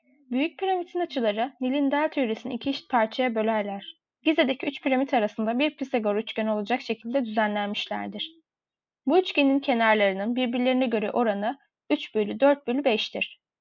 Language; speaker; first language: Turkish; native; Turkish